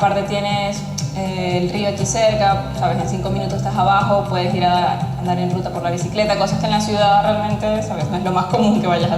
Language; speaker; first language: Spanish; native; Spanish